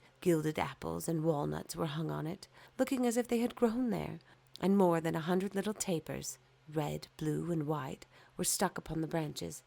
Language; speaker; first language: English; native; English